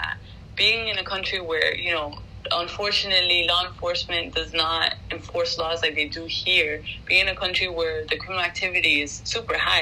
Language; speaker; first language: English; non-native, fluent; Spanish